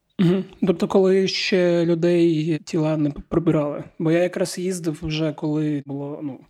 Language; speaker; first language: Ukrainian; native; Ukrainian